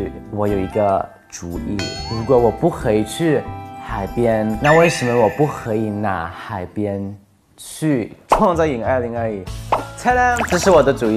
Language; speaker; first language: Chinese; non-native, learner; Thai